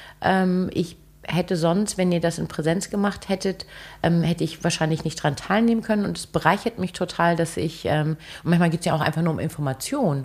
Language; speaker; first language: German; early bilingual, other home language; Turkish